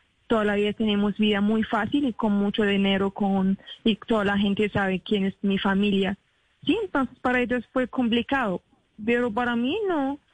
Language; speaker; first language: Spanish; non-native, fluent; Arabic